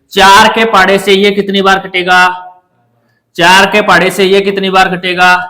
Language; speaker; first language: Hindi; native; Hindi